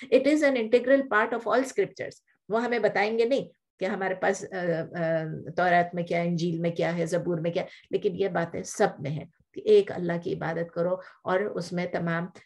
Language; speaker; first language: Urdu; native; Urdu